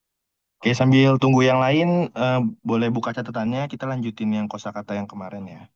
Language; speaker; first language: Indonesian; native; Indonesian